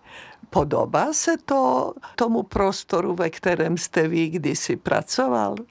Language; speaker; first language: Czech; native; Czech